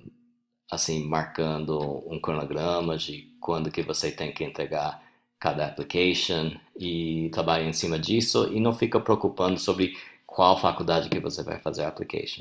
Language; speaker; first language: Portuguese; non-native, fluent; English